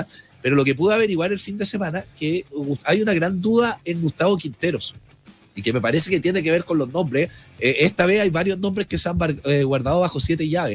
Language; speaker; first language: Spanish; native; Spanish